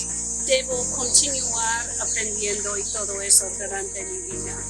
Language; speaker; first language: Spanish; non-native, fluent; English